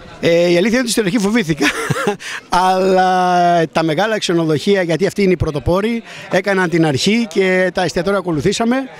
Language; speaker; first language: Greek; native; Greek